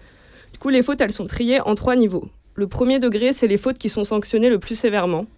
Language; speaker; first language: French; native; French